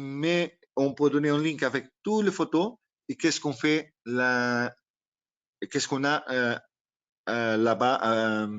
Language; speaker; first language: French; non-native, learner; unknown